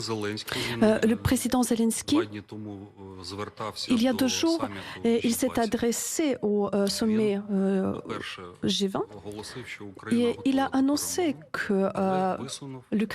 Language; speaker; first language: French; non-native, fluent; Ukrainian